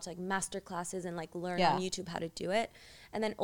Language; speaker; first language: English; early bilingual, other home language; Spanish